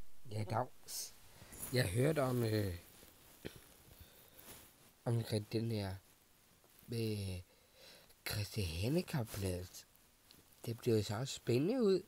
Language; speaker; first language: Danish; non-native, learner; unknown